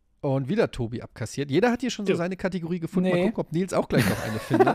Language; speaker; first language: German; native; German